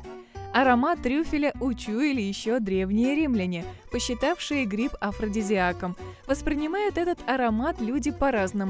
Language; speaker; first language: Russian; native; Russian